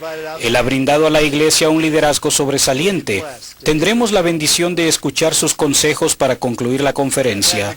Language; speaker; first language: Spanish; native; Spanish